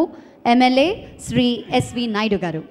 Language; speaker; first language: Telugu; native; Telugu